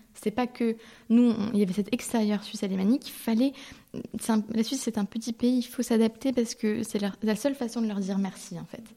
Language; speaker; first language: French; early bilingual, heritage; French